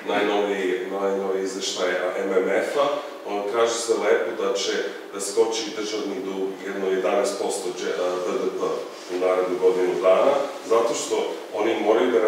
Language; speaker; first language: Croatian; non-native, fluent; English